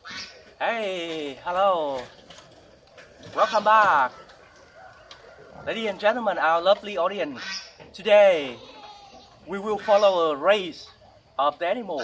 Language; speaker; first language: English; non-native, learner; Vietnamese